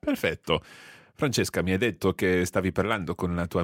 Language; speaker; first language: Italian; non-native, fluent; English